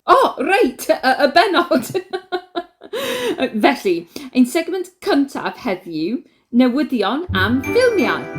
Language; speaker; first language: Welsh; non-native, learner; English